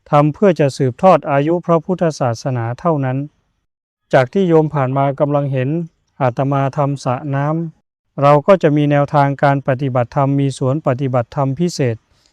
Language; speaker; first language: Thai; native; Thai